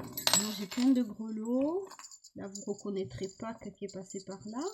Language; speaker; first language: French; native; French